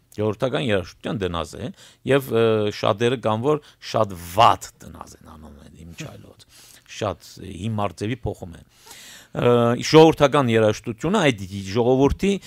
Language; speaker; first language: Armenian; early bilingual, heritage; Armenian